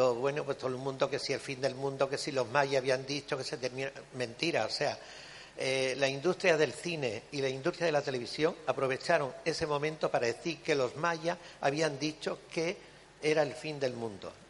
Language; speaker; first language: Spanish; native; Spanish